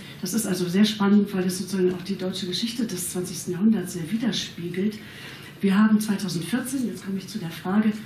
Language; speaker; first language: German; native; German